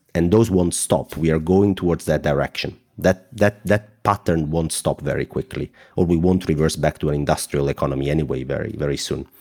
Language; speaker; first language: English; non-native, fluent; Italian